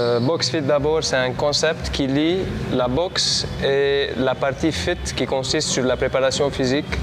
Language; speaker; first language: French; non-native, local second language; Armenian